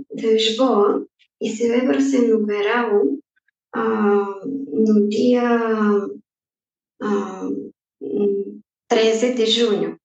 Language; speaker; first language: Portuguese; non-native, fluent; Bulgarian